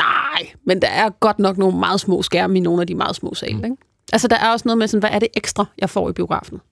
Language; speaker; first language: Danish; native; Danish